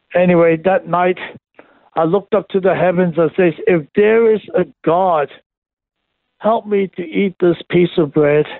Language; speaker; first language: English; non-native, local second language; Cantonese